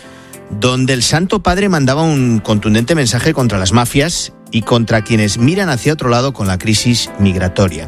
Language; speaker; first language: Spanish; native; Spanish